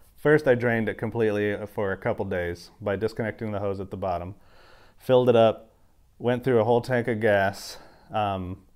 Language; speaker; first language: English; native; English